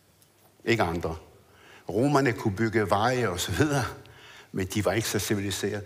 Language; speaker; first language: Danish; early bilingual, other home language; Arabic